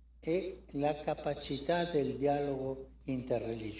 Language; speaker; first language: Italian; non-native, fluent; Spanish